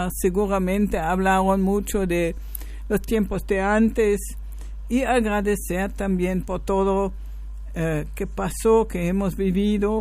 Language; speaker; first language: Spanish; non-native, fluent; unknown